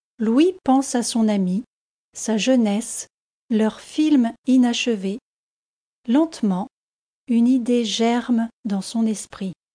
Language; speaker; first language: French; native; French